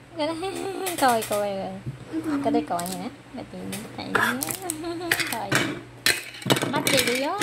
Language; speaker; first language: Japanese; non-native, learner; Vietnamese